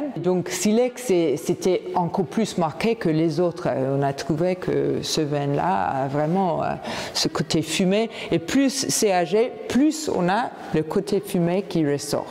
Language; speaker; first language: French; non-native, fluent; English